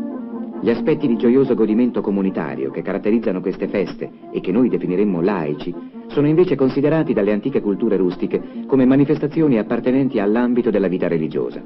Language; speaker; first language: Italian; native; Italian